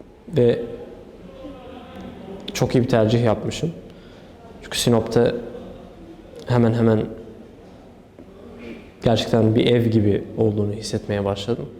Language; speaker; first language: Turkish; early bilingual, other home language; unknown